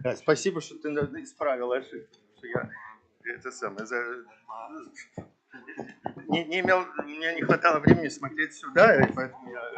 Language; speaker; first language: Russian; native; Russian